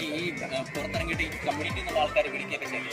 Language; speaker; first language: Malayalam; native; Malayalam